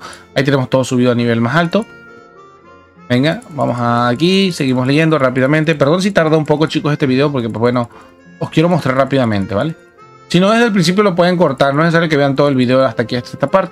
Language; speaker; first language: Spanish; native; Spanish